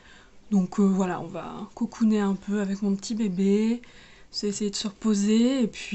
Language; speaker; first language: French; native; French